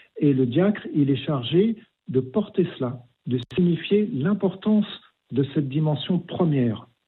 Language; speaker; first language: French; native; French